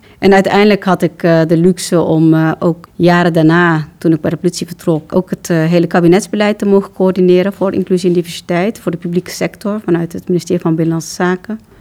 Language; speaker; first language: Dutch; early bilingual, other home language; Turkish